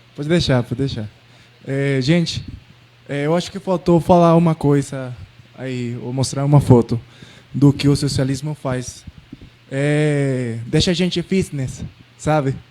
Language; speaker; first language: Portuguese; non-native, fluent; Spanish